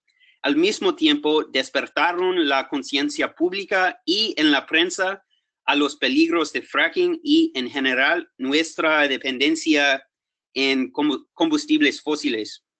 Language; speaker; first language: Spanish; non-native, fluent; English